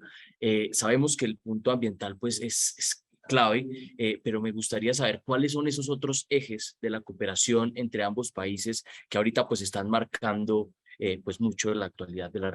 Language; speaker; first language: Spanish; native; Spanish